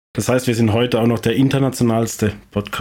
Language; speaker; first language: German; native; German